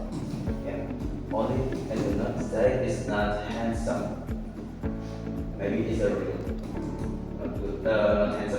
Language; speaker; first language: English; non-native, learner; Indonesian